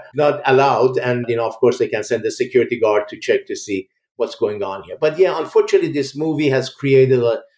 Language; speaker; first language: English; early bilingual, other home language; Persian